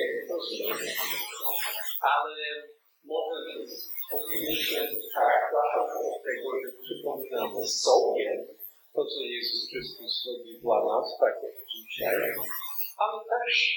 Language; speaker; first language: Polish; non-native, learner; English